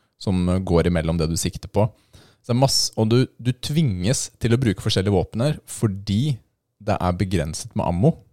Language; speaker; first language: Norwegian; native; Norwegian